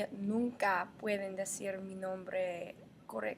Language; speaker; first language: Spanish; non-native, learner; English